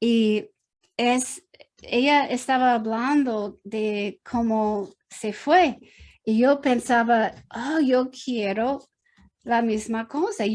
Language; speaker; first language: Spanish; non-native, learner; English